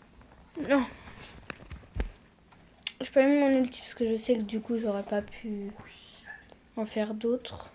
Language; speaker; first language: French; native; French